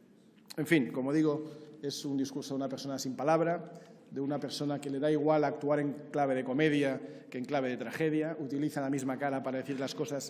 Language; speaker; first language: Spanish; native; Spanish